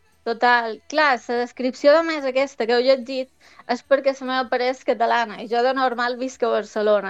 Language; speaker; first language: Catalan; native; Catalan